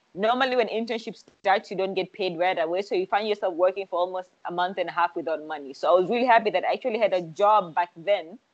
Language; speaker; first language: English; non-native, local second language; Swahili